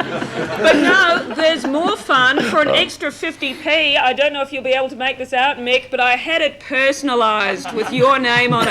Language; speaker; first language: English; native; English